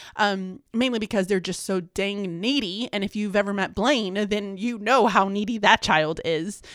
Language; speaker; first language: English; early bilingual, other home language; Spanish